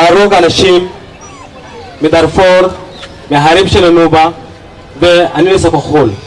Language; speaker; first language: Hebrew; non-native, learner; Arabic